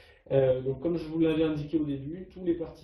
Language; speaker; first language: French; native; French